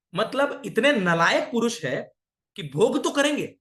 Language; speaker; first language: Hindi; non-native, local second language; Marathi